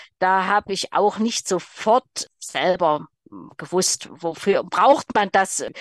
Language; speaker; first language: German; native; German